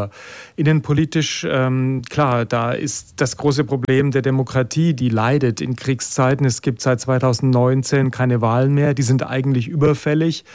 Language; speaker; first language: German; native; German